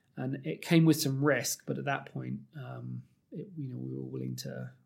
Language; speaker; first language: English; native; English